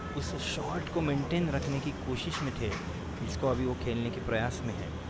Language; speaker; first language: Hindi; non-native, local second language; Marathi